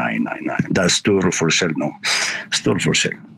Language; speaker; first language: Norwegian; non-native, learner; Arabic